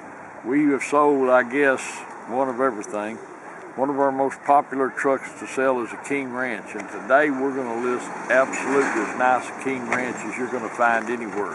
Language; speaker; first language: English; native; English